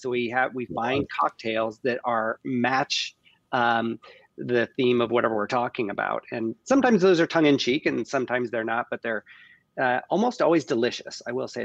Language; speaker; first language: English; native; English